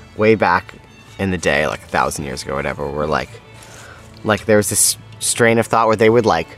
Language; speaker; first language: English; native; English